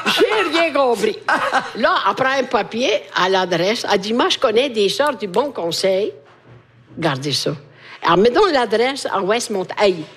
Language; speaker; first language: French; non-native, fluent; Italian